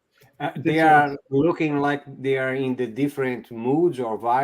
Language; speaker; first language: English; non-native, learner; Portuguese